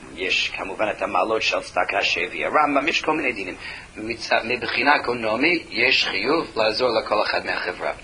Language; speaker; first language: Hebrew; non-native, fluent; English